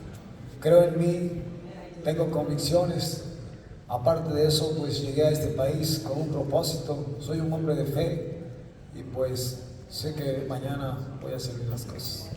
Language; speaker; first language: Spanish; native; Spanish